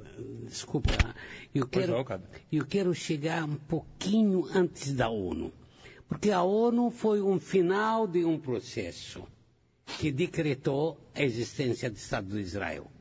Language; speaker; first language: Portuguese; non-native, fluent; Arabic